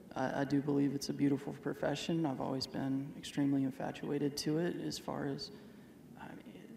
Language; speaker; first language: English; native; English